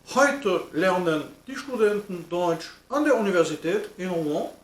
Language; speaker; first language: German; non-native, fluent; French